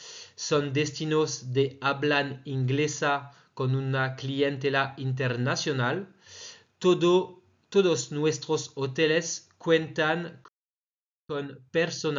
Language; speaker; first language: Spanish; non-native, fluent; French